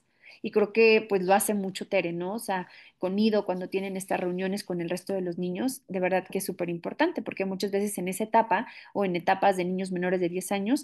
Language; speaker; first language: Spanish; native; Spanish